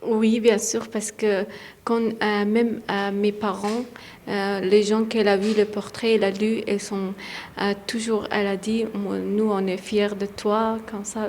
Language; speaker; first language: French; non-native, learner; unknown